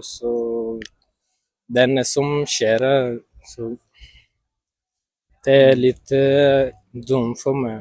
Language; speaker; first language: Norwegian; non-native, learner; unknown